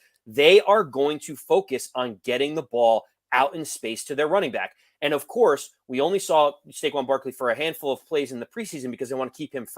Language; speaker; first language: English; native; English